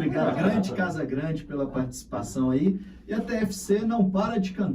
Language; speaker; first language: Portuguese; native; Portuguese